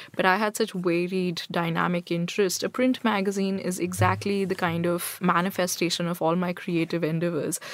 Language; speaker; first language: English; non-native, local second language; Hindi